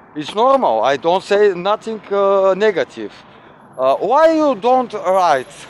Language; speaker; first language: English; non-native, learner; Bulgarian